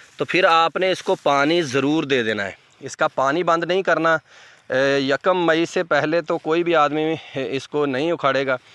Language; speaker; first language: Urdu; native; Urdu